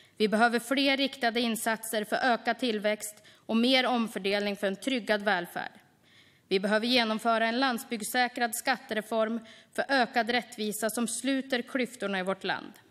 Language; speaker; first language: Swedish; native; Swedish